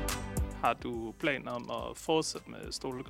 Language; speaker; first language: Danish; native; Danish